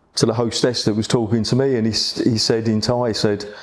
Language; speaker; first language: English; native; English